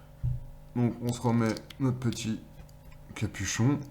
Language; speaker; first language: French; native; French